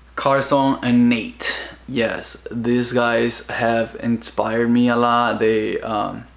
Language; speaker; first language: English; early bilingual, other home language; Spanish